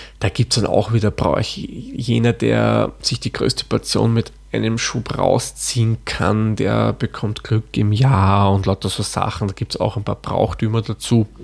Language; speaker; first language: German; native; German